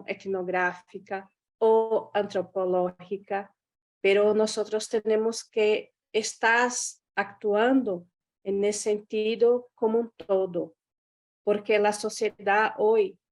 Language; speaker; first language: Spanish; non-native, learner; Portuguese